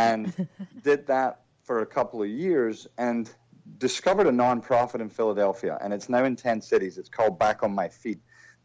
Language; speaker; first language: English; native; English